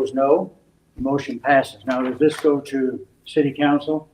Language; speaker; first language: English; native; English